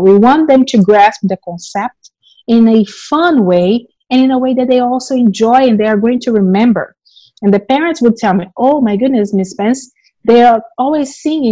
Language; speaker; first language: English; non-native, fluent; Portuguese